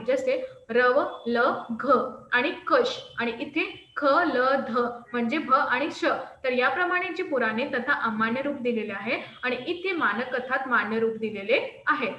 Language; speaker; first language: Marathi; non-native, local second language; Hindi